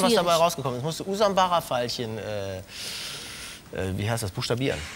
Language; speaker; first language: German; native; German